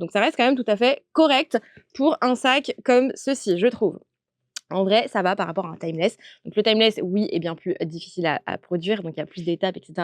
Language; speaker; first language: French; native; French